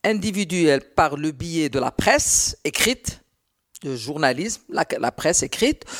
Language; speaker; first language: French; non-native, local second language; Arabic